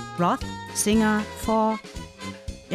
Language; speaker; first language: German; early bilingual, other home language; Polish